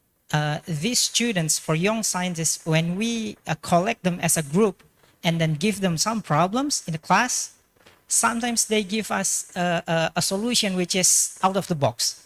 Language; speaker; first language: English; non-native, fluent; Indonesian